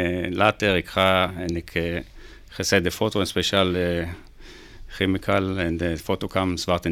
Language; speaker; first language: Dutch; non-native, learner; Hebrew